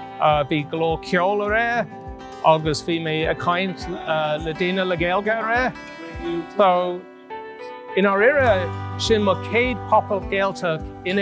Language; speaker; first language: Irish; non-native, local second language; English